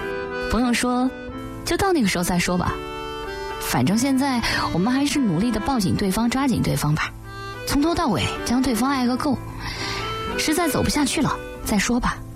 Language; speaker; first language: Chinese; native; Chinese